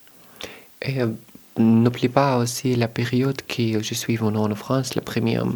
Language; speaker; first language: French; non-native, learner; Arabic